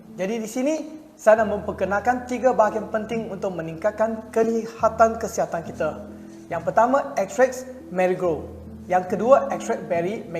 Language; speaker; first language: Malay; non-native, local second language; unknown